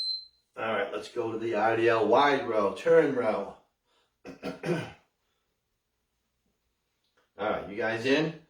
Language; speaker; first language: English; native; English